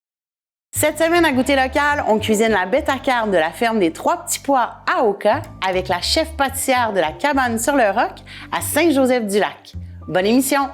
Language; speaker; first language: French; native; French